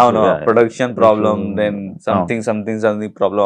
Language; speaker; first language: Telugu; non-native, learner; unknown